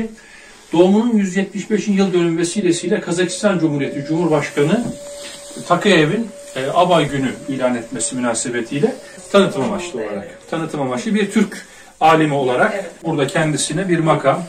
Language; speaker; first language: Turkish; native; Turkish